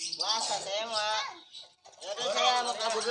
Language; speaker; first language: Indonesian; native; Indonesian